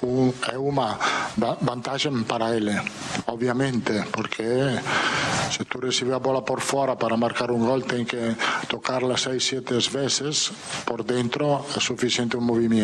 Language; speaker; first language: Portuguese; non-native, learner; Italian